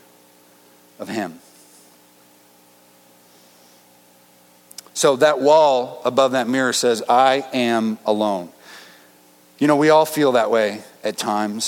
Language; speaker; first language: English; native; English